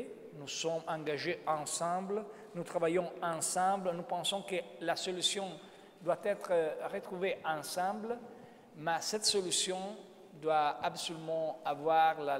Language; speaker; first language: French; non-native, fluent; Italian